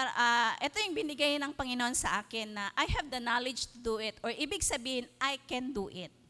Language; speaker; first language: Filipino; native; Filipino